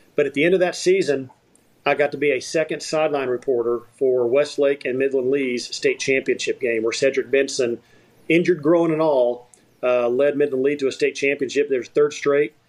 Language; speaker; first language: English; native; English